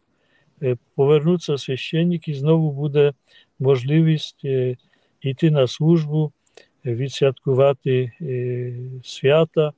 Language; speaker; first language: Ukrainian; non-native, fluent; Polish